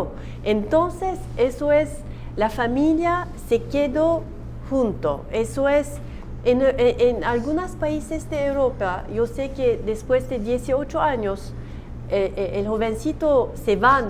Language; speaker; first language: Spanish; non-native, learner; Turkish